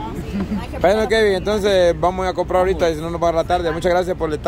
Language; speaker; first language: Spanish; native; Spanish